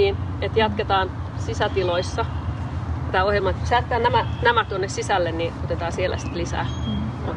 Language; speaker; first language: Finnish; native; Finnish